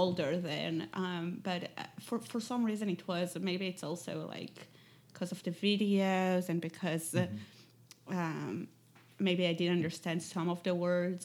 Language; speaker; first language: English; non-native, fluent; Hebrew